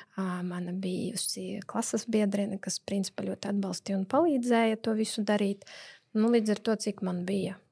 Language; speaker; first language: Latvian; non-native, local second language; Russian